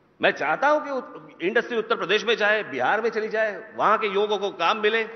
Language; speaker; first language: Hindi; non-native, local second language; Marathi